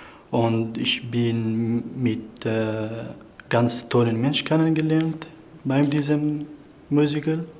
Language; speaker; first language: German; non-native, learner; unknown